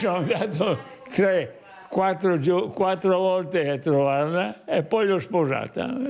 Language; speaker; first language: Italian; non-native, local second language; Friulian